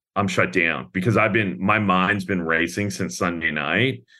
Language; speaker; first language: English; native; English